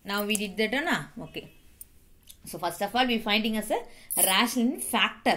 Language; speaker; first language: English; non-native, local second language; Tamil